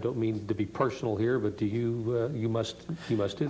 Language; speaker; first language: English; native; English